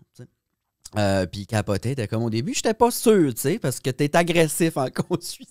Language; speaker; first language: French; native; French